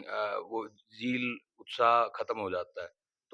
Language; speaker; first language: Hindi; native; Hindi